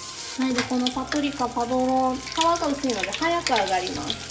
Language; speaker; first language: Japanese; native; Japanese